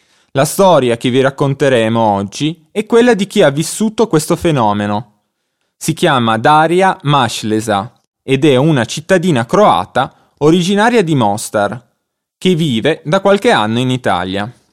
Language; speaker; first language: Italian; native; Italian